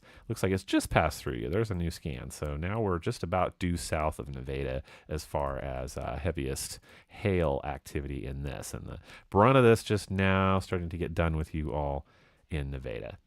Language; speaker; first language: English; native; English